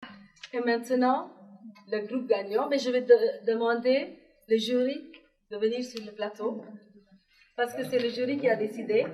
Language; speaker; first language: French; non-native, fluent; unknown